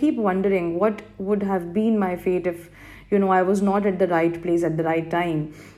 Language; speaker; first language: English; non-native, local second language; Hindi